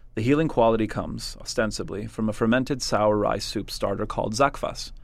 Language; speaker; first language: English; native; English